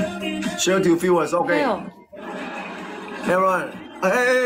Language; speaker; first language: English; non-native, learner; Vietnamese